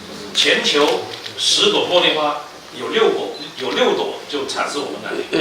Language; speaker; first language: Chinese; native; Chinese